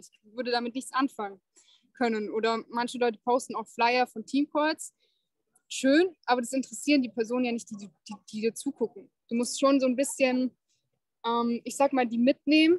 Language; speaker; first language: German; native; German